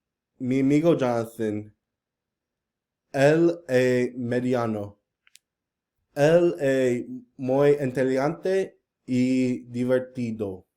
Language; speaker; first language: Spanish; non-native, learner; English